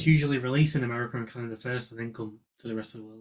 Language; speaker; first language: English; native; English